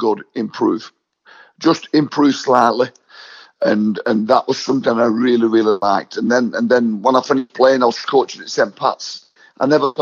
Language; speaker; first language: English; native; English